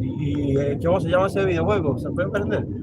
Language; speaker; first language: Spanish; native; Spanish